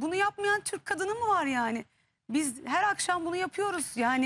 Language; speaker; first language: Turkish; native; Turkish